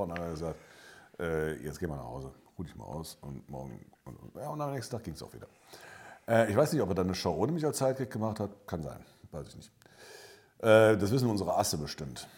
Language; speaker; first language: German; native; German